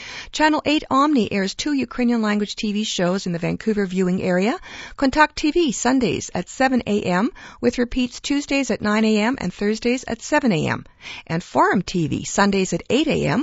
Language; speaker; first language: English; early bilingual, other home language; Ukrainian